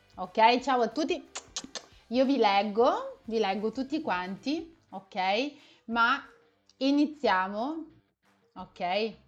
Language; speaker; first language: Italian; native; Italian